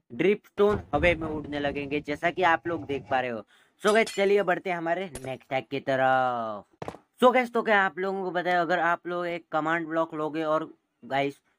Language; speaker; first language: Hindi; native; Hindi